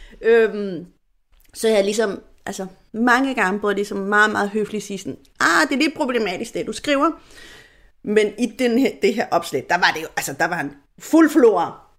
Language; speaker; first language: Danish; non-native, fluent; Spanish